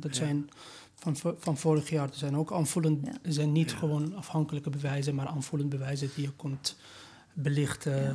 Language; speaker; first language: Dutch; non-native, fluent; Persian